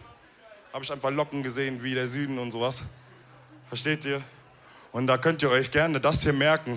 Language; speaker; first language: German; early bilingual, other home language; Wolof